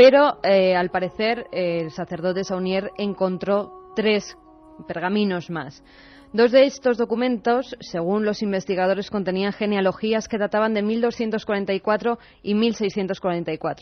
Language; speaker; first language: Spanish; native; Spanish